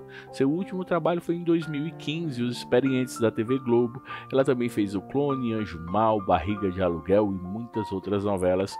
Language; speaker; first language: Portuguese; native; Portuguese